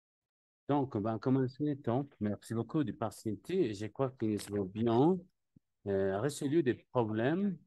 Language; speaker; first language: French; non-native, learner; Spanish